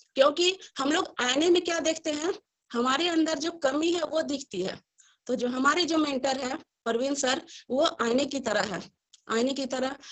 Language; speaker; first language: Hindi; native; Hindi